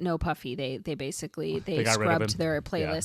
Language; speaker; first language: English; native; English